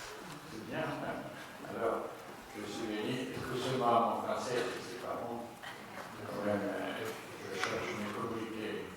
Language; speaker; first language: French; non-native, learner; Spanish